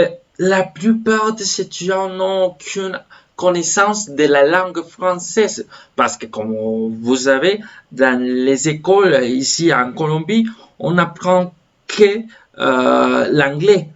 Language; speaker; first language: French; non-native, fluent; Spanish